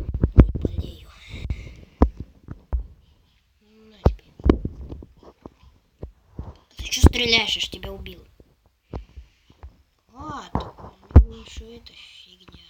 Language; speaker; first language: Russian; native; Russian